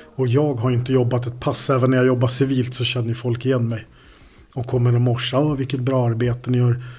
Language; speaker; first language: Swedish; native; Swedish